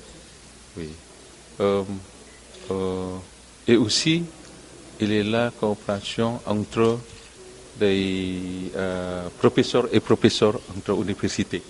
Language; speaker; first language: French; non-native, learner; Indonesian